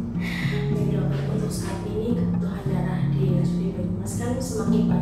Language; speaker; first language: Indonesian; native; Indonesian